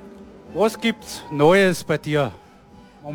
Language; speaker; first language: German; native; German